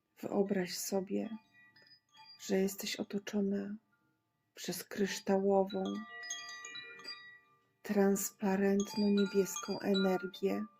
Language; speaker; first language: Polish; native; Polish